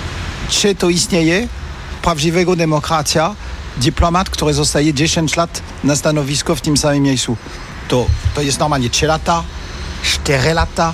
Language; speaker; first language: Polish; non-native, fluent; French